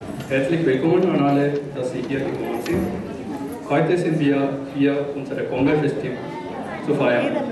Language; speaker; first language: German; non-native, learner; Tamil